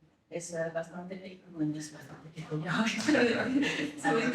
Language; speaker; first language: Spanish; non-native, learner; French